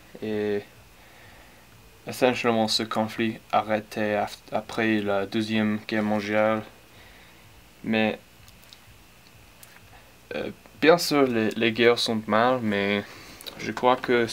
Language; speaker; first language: French; non-native, learner; English